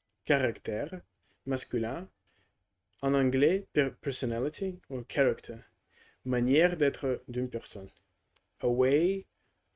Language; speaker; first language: French; non-native, learner; Russian